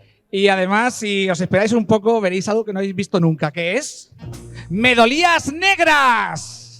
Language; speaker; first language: Spanish; native; Spanish